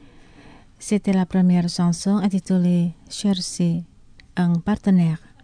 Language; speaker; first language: French; non-native, fluent; Indonesian